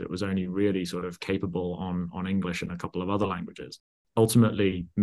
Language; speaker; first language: English; native; English